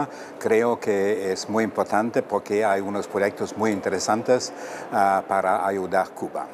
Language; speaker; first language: Spanish; non-native, fluent; German